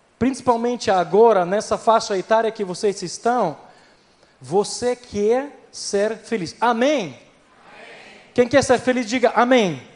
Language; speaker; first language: Portuguese; non-native, fluent; Ukrainian